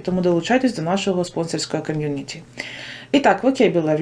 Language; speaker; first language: Ukrainian; native; Ukrainian